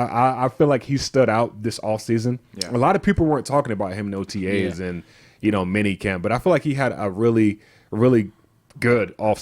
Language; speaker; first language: English; native; English